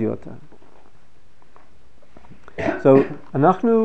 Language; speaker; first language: Hebrew; non-native, fluent; English